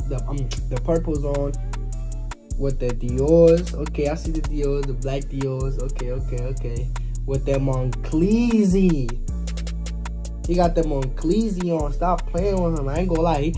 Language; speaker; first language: English; early bilingual, other home language; Spanish